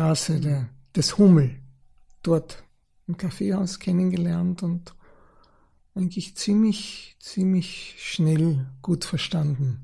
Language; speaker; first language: German; early bilingual, other home language; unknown